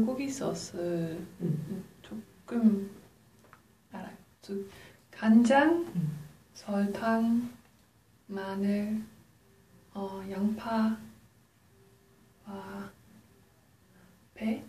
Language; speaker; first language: Korean; non-native, learner; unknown